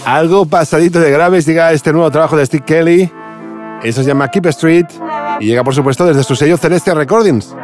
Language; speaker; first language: Spanish; native; Spanish